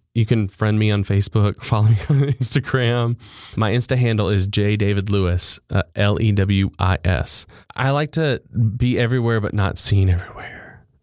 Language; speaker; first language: English; native; English